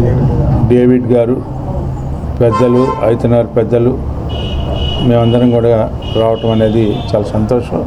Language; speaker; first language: Telugu; native; Telugu